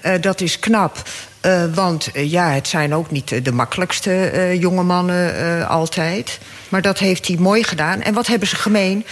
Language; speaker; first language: Dutch; early bilingual, other home language; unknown